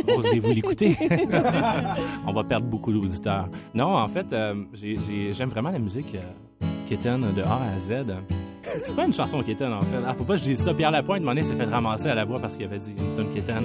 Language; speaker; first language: French; native; French